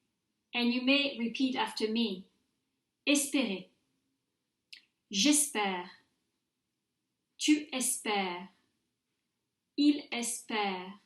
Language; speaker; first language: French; non-native, fluent; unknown